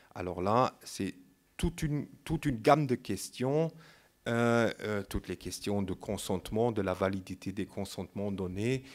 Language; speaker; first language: French; non-native, fluent; German